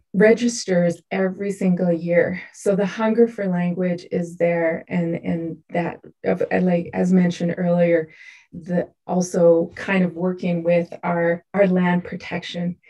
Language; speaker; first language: English; native; English